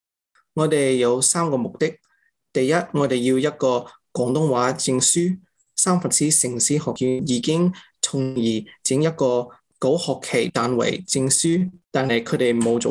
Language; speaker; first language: Cantonese; early bilingual, heritage; English